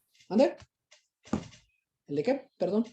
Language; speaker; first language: Spanish; native; Spanish